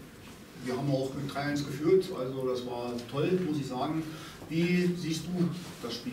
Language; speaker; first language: German; native; German